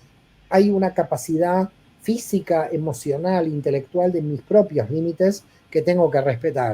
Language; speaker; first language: Spanish; native; Spanish